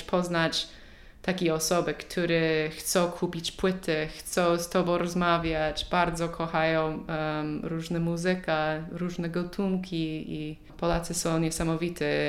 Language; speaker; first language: Polish; non-native, learner; English